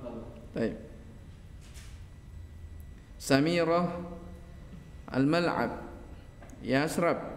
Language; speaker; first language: Arabic; non-native, fluent; Indonesian